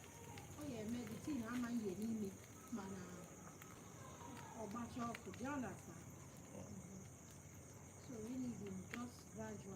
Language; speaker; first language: English; non-native, local second language; Igbo